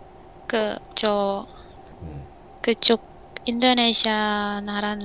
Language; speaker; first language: Korean; non-native, learner; Indonesian